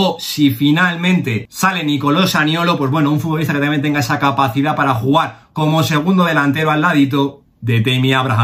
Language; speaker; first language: Spanish; native; Spanish